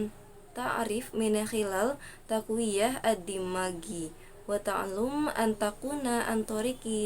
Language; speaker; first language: Arabic; non-native, learner; Indonesian